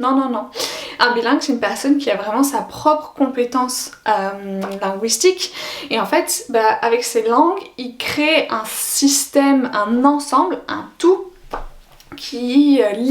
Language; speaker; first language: French; native; French